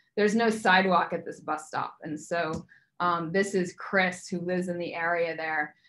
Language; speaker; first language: English; native; English